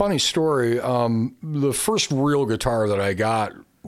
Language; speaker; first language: English; native; English